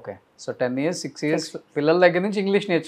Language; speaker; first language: Telugu; native; Telugu